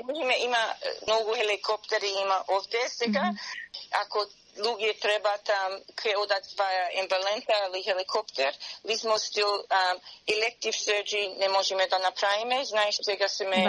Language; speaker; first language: Macedonian; early bilingual, heritage; Macedonian